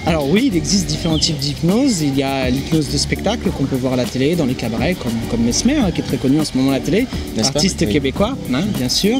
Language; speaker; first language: French; native; French